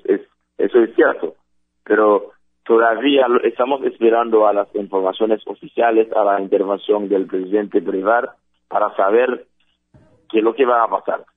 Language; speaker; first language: Spanish; non-native, fluent; Haitian Creole